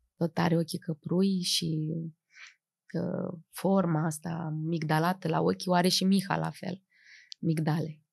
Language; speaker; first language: Romanian; native; Romanian